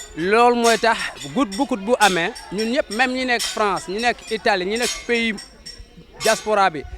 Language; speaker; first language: Wolof; non-native, local second language; Jola-Fonyi